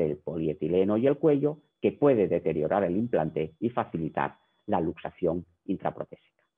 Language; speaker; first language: Spanish; native; Spanish